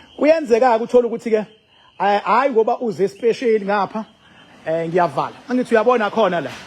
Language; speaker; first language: Zulu; native; Zulu